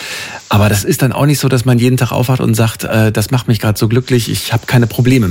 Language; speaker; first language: German; native; German